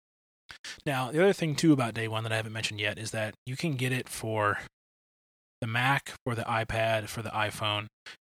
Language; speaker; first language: English; native; English